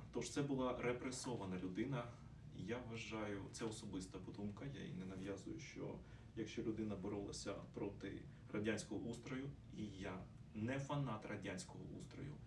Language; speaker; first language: Ukrainian; non-native, local second language; Russian